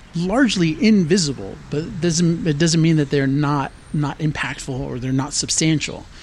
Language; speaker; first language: English; native; English